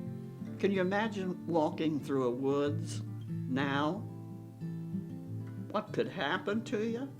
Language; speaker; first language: English; native; English